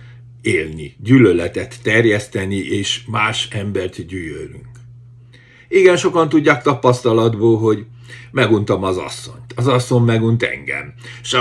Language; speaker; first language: Hungarian; native; Hungarian